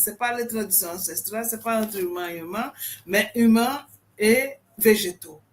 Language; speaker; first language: French; non-native, fluent; Portuguese